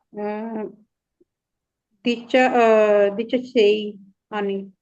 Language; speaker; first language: Italian; non-native, learner; Punjabi